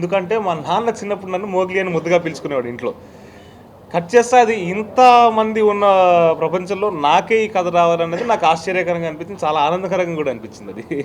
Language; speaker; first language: Telugu; native; Telugu